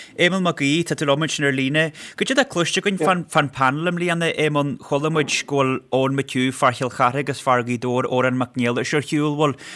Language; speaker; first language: Irish; native; Irish